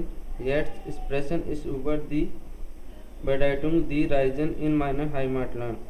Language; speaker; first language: German; non-native, learner; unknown